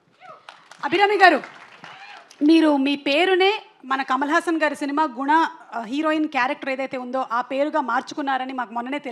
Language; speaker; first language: Telugu; native; Telugu